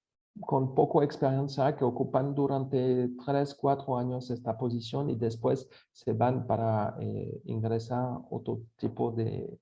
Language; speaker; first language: Spanish; non-native, fluent; French